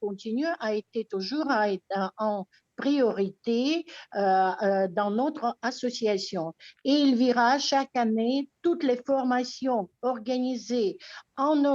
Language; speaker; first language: French; non-native, fluent; Russian